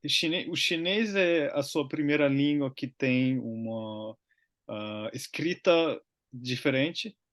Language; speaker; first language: Portuguese; non-native, learner; Finnish